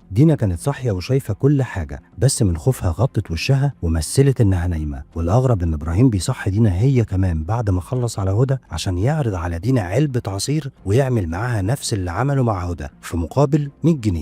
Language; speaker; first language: Arabic; native; Arabic